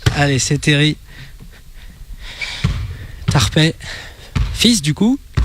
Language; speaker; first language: French; native; French